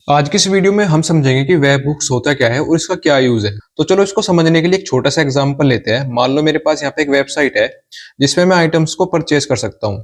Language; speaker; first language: Hindi; native; Hindi